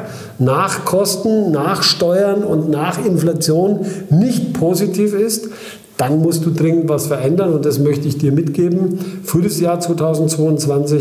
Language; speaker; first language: German; native; German